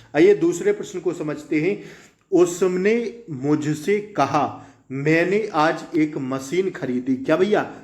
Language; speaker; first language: Hindi; native; Hindi